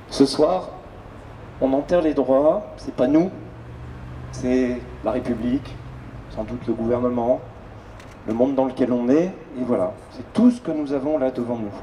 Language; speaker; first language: French; native; French